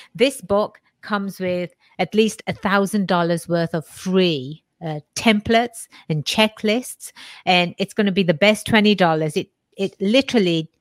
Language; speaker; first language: English; native; English